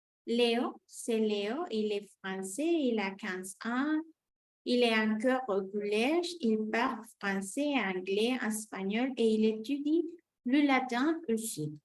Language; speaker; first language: French; non-native, fluent; Spanish